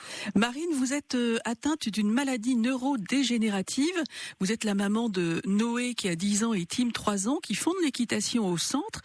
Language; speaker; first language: French; native; French